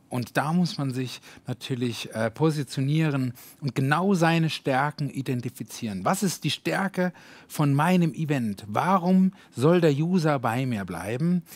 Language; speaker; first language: German; native; German